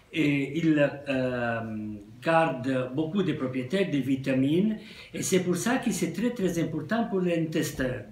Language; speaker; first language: French; non-native, fluent; Italian